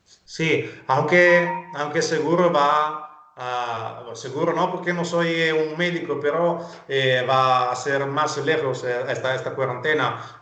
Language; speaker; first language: Spanish; non-native, fluent; Italian